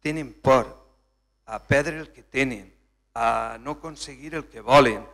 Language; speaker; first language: Spanish; non-native, local second language; Catalan